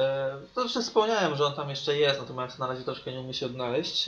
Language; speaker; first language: Polish; native; Polish